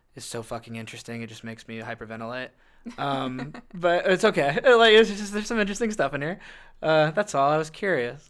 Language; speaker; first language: English; native; English